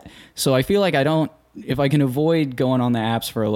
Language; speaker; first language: English; native; English